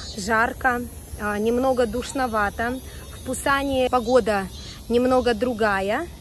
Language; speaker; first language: Russian; native; Russian